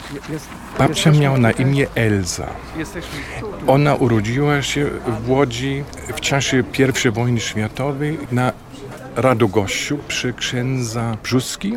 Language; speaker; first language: Polish; non-native, fluent; German